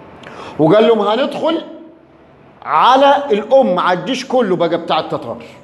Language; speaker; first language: Arabic; native; Arabic